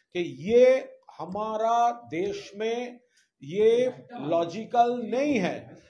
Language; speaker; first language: Hindi; non-native, local second language; Bangla